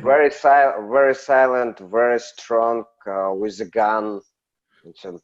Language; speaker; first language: English; non-native, learner; Russian